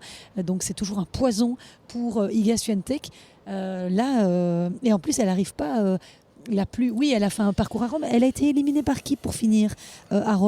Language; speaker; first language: French; native; French